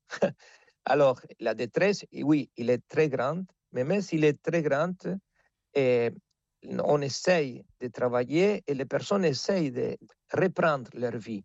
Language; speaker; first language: French; non-native, fluent; Spanish